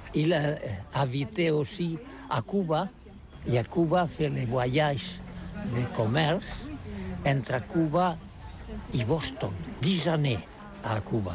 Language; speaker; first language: French; non-native, learner; Catalan